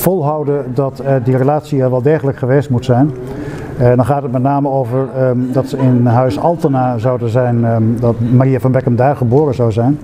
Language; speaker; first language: Dutch; native; Dutch